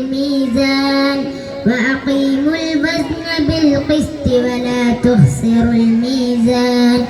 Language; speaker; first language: Arabic; non-native, learner; Malayalam